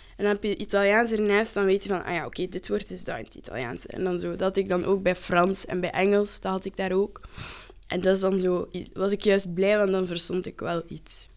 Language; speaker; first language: Dutch; native; Dutch